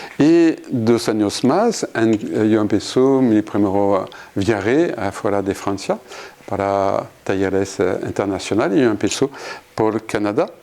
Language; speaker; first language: Spanish; non-native, fluent; French